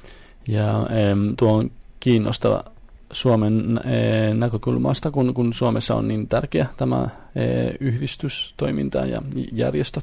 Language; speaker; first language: Finnish; non-native, fluent; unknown